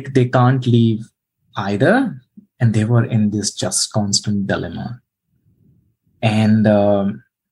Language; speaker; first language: English; non-native, local second language; Hindi